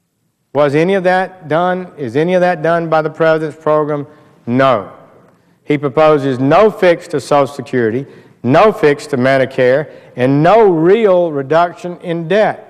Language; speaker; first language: English; native; English